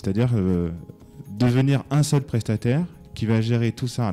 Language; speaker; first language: French; native; French